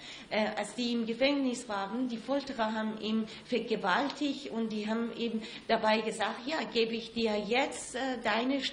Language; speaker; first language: German; non-native, fluent; Persian